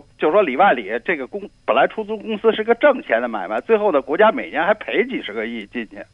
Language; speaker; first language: Chinese; native; Chinese